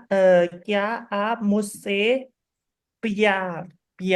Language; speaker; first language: Hindi; non-native, learner; Thai